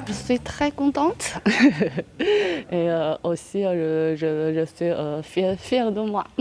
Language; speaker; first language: French; non-native, learner; Chinese